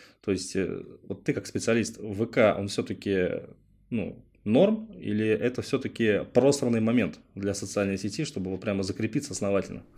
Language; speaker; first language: Russian; native; Russian